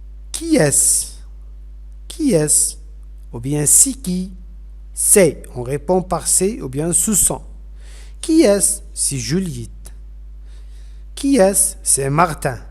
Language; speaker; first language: French; non-native, fluent; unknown